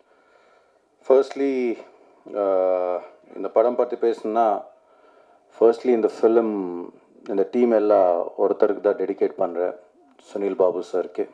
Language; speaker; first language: Tamil; non-native, learner; Telugu